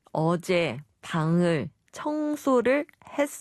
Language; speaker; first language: Korean; non-native, learner; Chinese